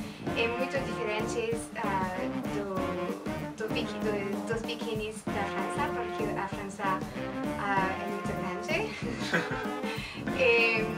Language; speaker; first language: Portuguese; non-native, learner; French